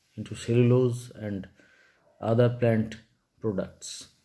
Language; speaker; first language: English; non-native, local second language; Bangla